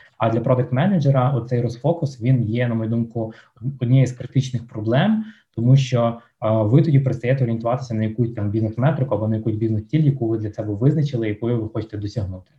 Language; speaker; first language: Ukrainian; non-native, local second language; Russian